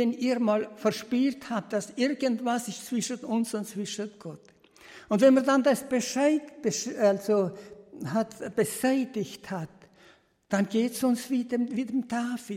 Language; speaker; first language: German; early bilingual, heritage; German